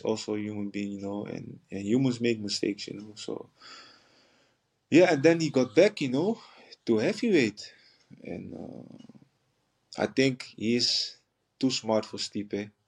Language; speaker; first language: English; non-native, fluent; Dutch